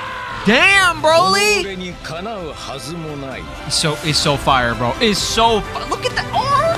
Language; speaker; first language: English; native; English